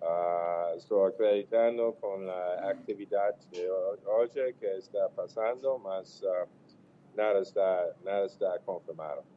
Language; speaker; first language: Portuguese; non-native, fluent; English